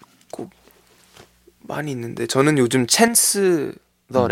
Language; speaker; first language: Korean; early bilingual, heritage; Korean